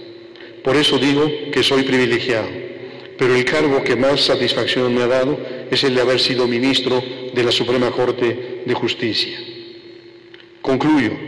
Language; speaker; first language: Spanish; native; Spanish